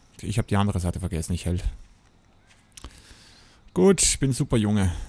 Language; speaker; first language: German; native; German